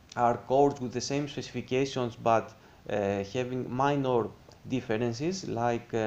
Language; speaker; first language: English; non-native, fluent; Greek